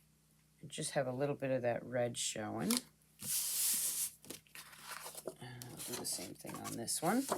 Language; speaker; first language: English; native; English